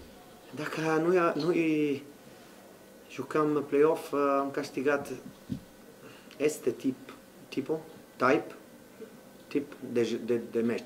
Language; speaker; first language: Romanian; non-native, learner; Italian